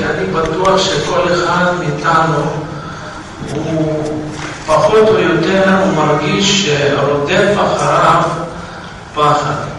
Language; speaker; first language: Hebrew; non-native, fluent; Russian